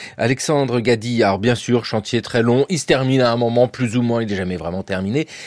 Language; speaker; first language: French; native; French